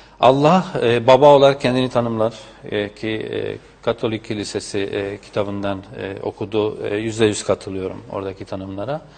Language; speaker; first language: Turkish; non-native, fluent; Spanish